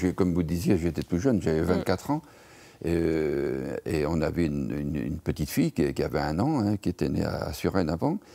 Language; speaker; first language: French; native; French